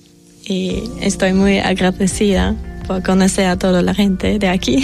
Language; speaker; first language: Spanish; non-native, fluent; German